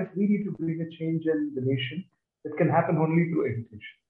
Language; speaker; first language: English; non-native, local second language; Kannada